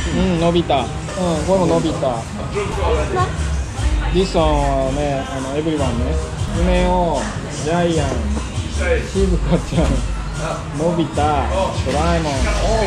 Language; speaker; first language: Japanese; native; Japanese